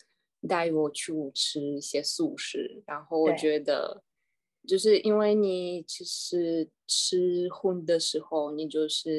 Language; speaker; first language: Chinese; non-native, fluent; Russian